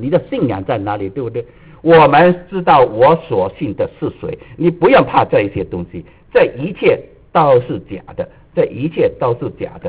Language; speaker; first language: Chinese; native; Chinese